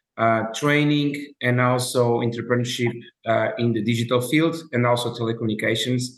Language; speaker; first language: English; non-native, fluent; Portuguese